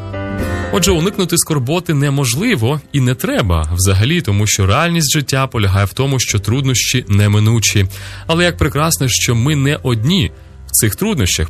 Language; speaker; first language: Ukrainian; native; Ukrainian